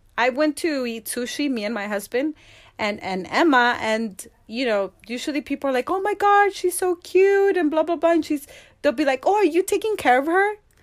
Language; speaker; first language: English; early bilingual, other home language; Spanish